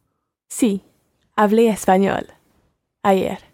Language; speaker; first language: Spanish; non-native, learner; English